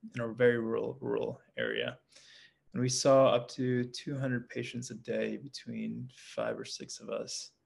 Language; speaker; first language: English; native; English